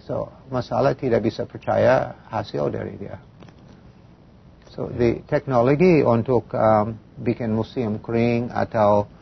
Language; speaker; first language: Indonesian; non-native, fluent; English